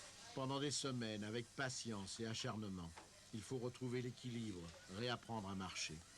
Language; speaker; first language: French; native; French